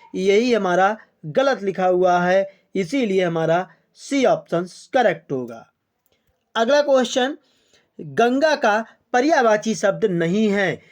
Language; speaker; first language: Hindi; native; Hindi